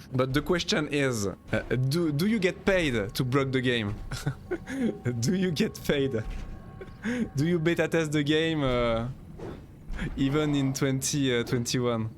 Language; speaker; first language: English; non-native, learner; French